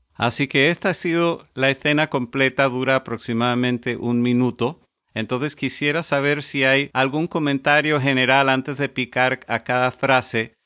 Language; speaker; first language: Spanish; non-native, fluent; English